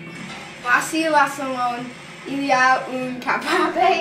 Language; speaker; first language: French; non-native, learner; English